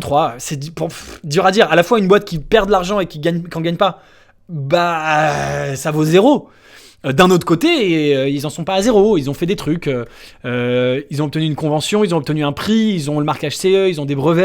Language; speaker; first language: French; native; French